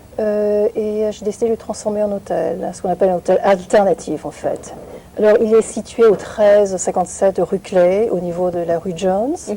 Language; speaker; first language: French; non-native, fluent; Vietnamese